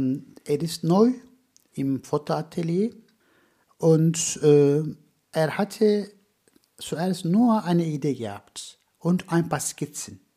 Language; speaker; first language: German; non-native, fluent; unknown